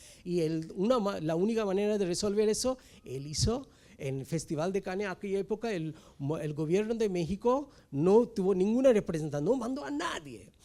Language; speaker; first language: Spanish; non-native, fluent; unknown